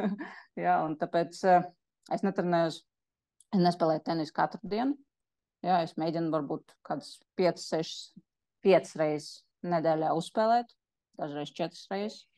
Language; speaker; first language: Latvian; non-native, local second language; Russian